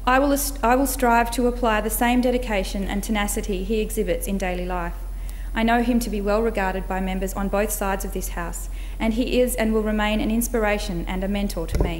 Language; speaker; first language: English; native; English